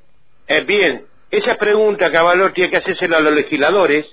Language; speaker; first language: Spanish; native; Spanish